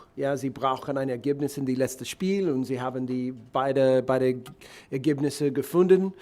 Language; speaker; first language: German; non-native, learner; English